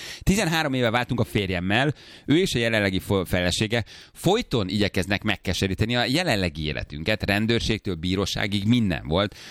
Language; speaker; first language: Hungarian; native; Hungarian